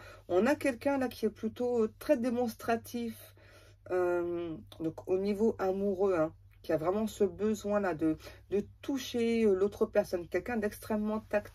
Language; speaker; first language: French; native; French